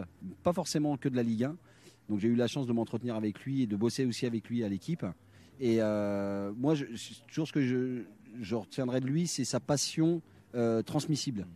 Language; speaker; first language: French; native; French